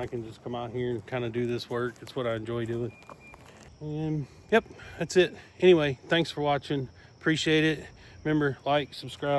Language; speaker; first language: English; native; English